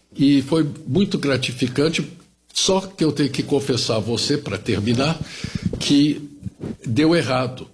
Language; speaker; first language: Portuguese; early bilingual, other home language; German